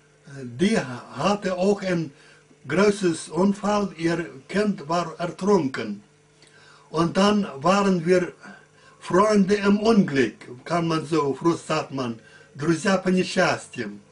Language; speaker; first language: German; early bilingual, heritage; German